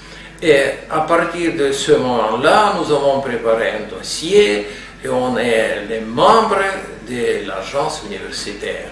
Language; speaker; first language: French; non-native, fluent; Russian